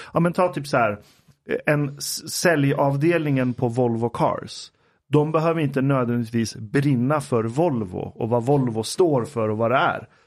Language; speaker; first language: Swedish; early bilingual, other home language; Persian